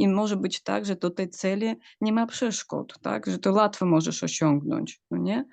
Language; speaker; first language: Polish; non-native, fluent; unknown